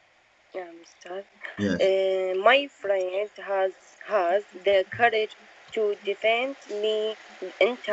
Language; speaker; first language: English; non-native, learner; Arabic